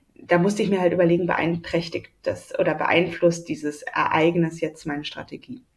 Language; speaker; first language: German; native; German